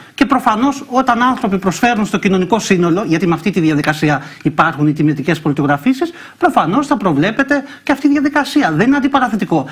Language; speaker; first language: Greek; early bilingual, other home language; Albanian